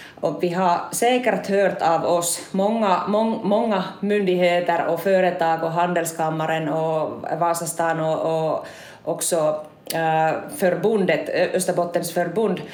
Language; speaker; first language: Swedish; non-native, local second language; Finnish